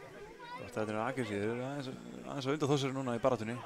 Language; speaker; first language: Icelandic; native; Icelandic